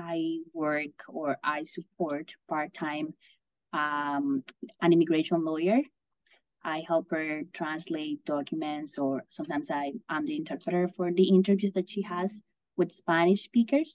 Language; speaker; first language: English; non-native, fluent; Spanish